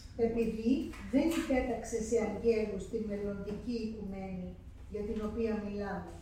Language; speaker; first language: Greek; non-native, fluent; English